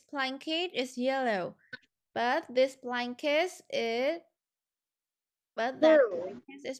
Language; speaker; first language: English; non-native, learner; Vietnamese